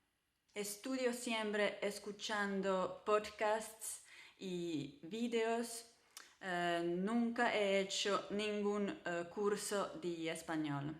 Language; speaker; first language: Spanish; non-native, learner; Finnish